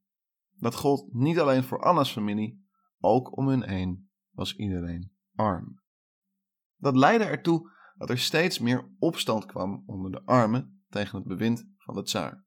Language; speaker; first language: Dutch; native; Dutch